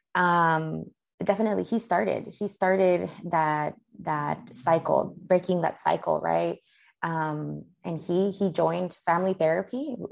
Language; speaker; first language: English; early bilingual, other home language; Spanish